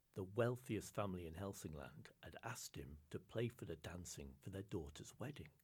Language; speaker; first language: English; native; English